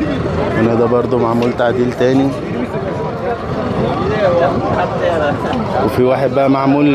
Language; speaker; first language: Arabic; native; Arabic